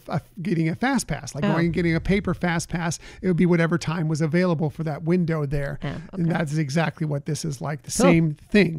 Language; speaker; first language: English; native; English